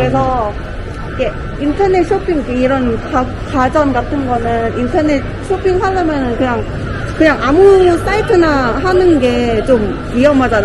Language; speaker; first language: Korean; non-native, fluent; Thai